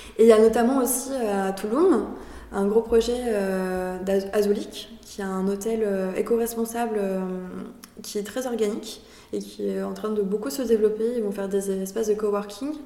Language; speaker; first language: French; early bilingual, other home language; Spanish